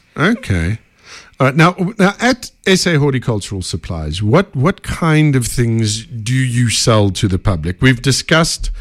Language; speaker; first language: English; native; English